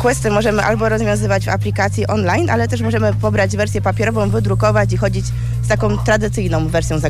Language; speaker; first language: Polish; native; Polish